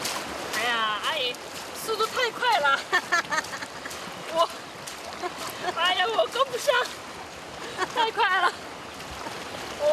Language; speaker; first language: Chinese; non-native, learner; Korean